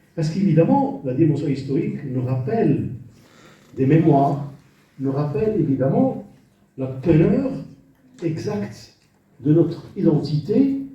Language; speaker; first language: French; non-native, local second language; Arabic